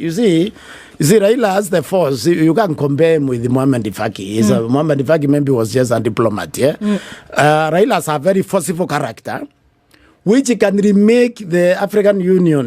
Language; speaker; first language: English; non-native, local second language; Meru